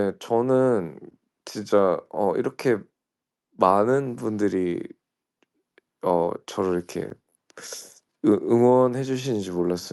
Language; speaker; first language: Korean; early bilingual, heritage; Korean